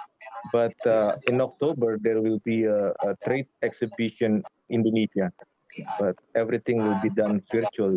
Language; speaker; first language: English; non-native, fluent; Indonesian